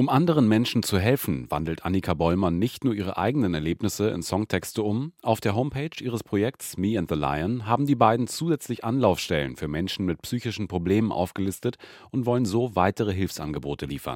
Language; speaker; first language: German; native; German